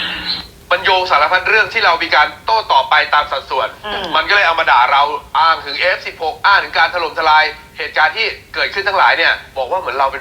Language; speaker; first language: Thai; native; Thai